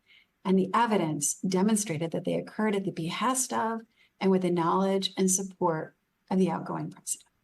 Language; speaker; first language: English; native; English